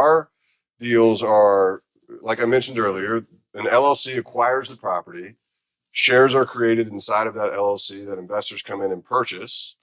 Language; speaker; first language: English; native; English